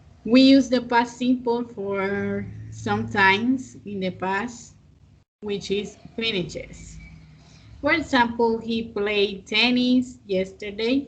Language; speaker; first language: English; non-native, fluent; Spanish